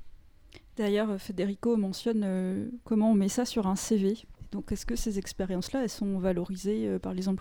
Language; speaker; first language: French; native; French